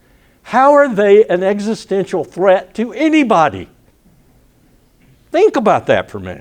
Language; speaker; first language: English; native; English